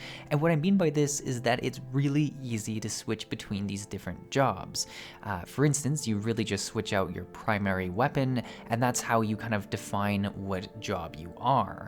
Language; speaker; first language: English; native; English